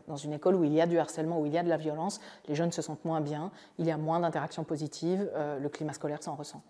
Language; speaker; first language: French; native; French